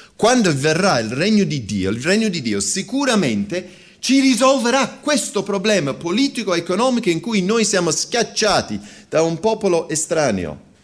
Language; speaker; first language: Italian; non-native, fluent; English